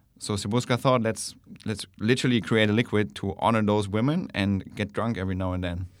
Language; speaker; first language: English; non-native, fluent; German